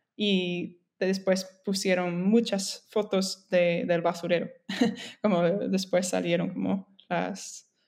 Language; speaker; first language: Spanish; non-native, fluent; English